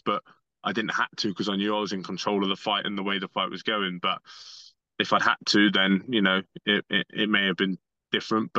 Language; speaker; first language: English; native; English